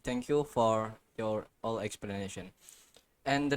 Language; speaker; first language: English; non-native, learner; Indonesian